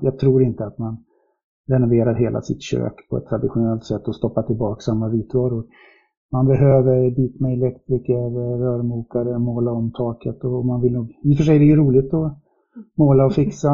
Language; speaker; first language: Swedish; native; Swedish